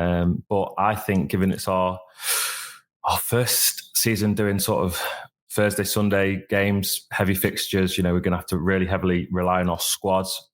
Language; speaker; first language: English; native; English